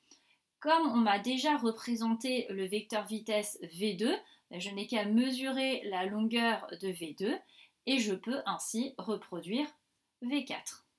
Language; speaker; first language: French; native; French